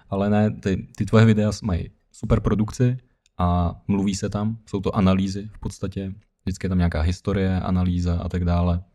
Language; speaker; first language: Czech; early bilingual, other home language; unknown